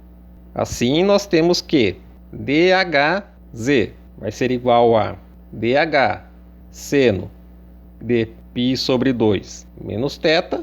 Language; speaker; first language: Portuguese; native; Portuguese